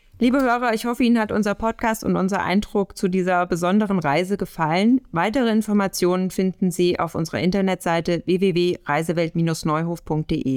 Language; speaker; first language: German; native; German